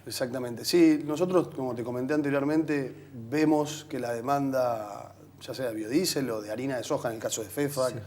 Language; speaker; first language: Spanish; native; Spanish